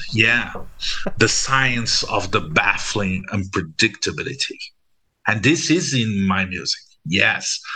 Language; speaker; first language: English; non-native, fluent; Portuguese